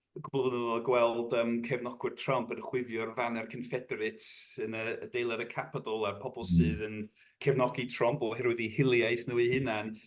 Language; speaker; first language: Welsh; non-native, fluent; English